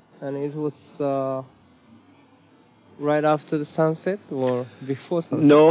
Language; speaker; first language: English; non-native, learner; Japanese